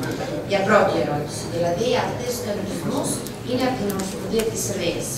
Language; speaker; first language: Greek; non-native, fluent; Serbian